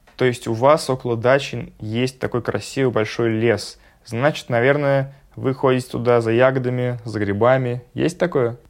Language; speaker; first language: Russian; native; Russian